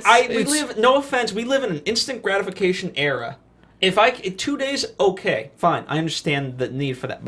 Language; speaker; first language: English; native; English